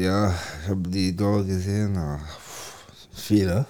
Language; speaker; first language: German; non-native, learner; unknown